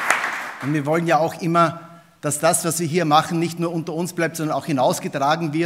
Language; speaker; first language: German; native; German